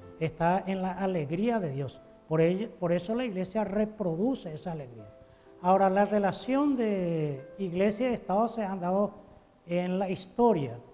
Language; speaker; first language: Spanish; non-native, local second language; Guarani